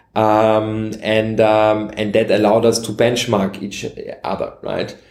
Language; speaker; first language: English; non-native, fluent; German